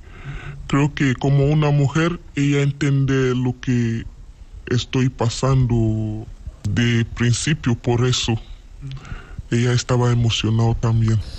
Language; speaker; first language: Spanish; non-native, learner; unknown